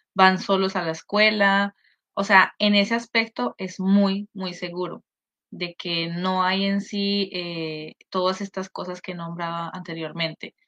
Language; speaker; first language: Spanish; native; Spanish